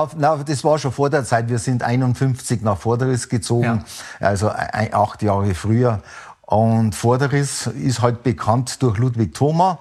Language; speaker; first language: German; native; German